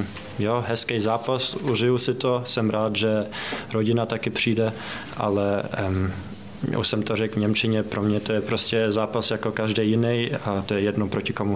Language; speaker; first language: Czech; early bilingual, heritage; German